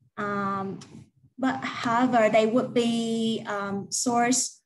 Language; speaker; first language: English; non-native, learner; Vietnamese